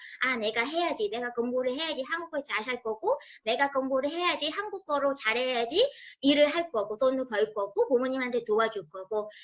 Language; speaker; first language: Korean; non-native, fluent; Vietnamese